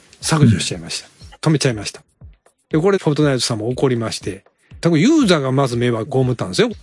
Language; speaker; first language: Japanese; native; Japanese